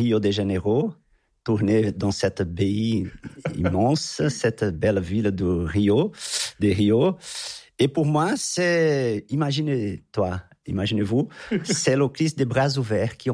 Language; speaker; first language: French; non-native, fluent; Portuguese